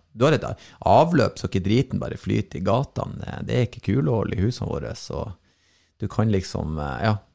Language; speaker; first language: Norwegian; native; Norwegian